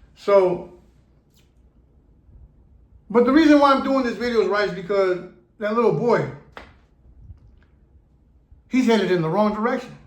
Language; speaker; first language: English; native; English